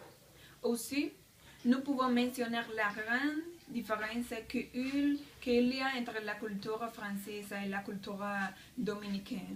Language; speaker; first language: French; non-native, learner; Spanish